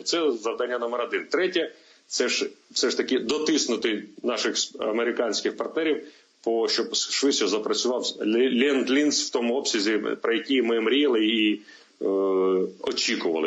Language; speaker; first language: Ukrainian; native; Ukrainian